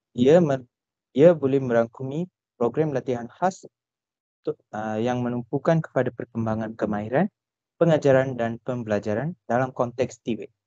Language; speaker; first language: Malay; non-native, local second language; Tamil